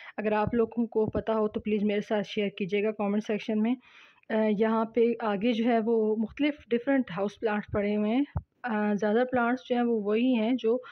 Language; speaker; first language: Urdu; native; Urdu